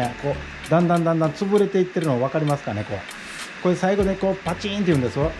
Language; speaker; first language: Japanese; native; Japanese